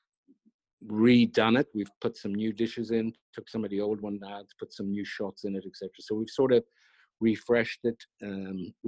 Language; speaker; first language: English; native; English